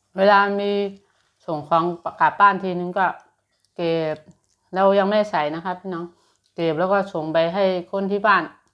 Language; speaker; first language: Thai; native; Thai